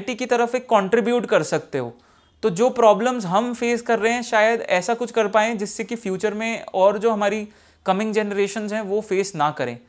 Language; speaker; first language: Hindi; native; Hindi